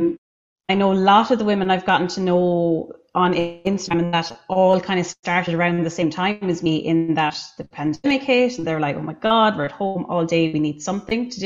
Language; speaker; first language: English; native; English